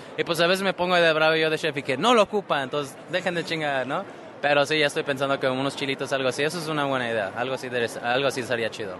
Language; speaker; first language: Spanish; early bilingual, heritage; Spanish